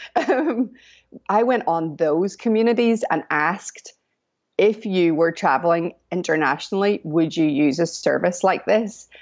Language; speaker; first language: English; native; English